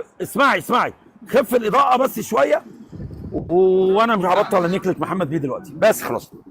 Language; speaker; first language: Arabic; native; Arabic